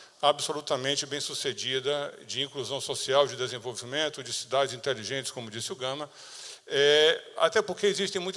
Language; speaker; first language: Portuguese; native; Portuguese